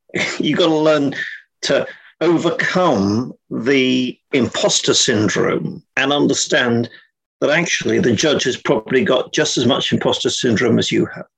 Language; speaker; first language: English; native; English